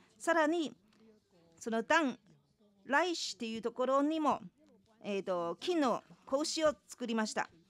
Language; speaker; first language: Japanese; non-native, fluent; Chinese